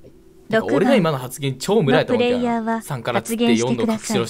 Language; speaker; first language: Japanese; native; Japanese